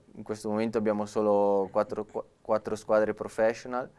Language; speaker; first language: Italian; native; Italian